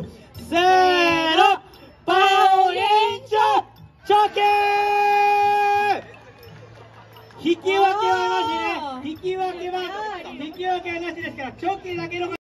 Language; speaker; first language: Japanese; native; Japanese